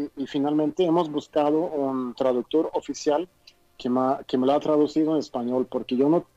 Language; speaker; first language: Spanish; non-native, fluent; Swedish